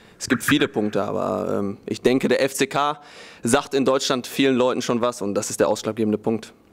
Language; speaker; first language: German; early bilingual, other home language; Polish